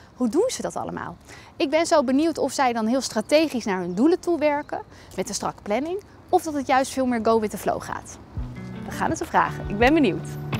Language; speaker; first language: Dutch; native; Dutch